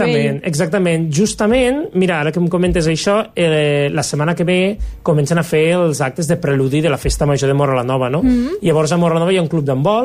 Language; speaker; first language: Catalan; native; Catalan